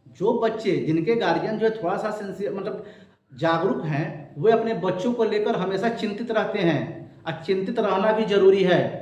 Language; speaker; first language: Hindi; native; Hindi